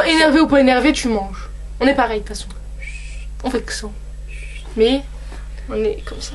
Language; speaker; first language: French; native; French